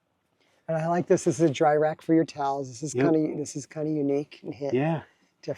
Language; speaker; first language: English; native; English